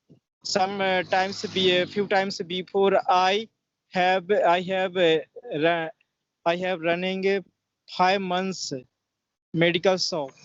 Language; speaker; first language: English; non-native, learner; Hindi